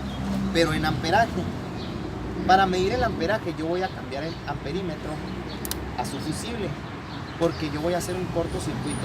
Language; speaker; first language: Spanish; native; Spanish